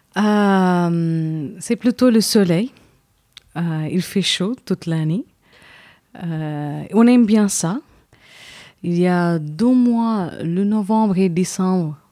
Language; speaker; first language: French; non-native, fluent; Tamil